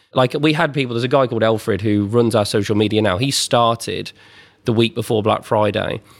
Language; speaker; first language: English; native; English